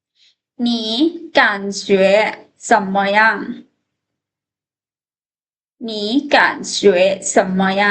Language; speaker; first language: Chinese; non-native, fluent; Lao